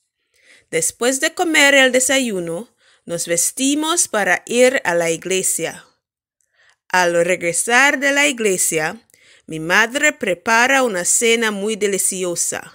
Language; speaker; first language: Spanish; non-native, fluent; English